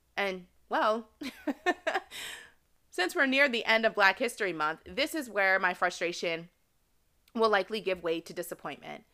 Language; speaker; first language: English; native; English